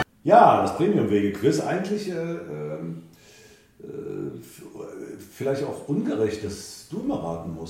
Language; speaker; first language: German; native; German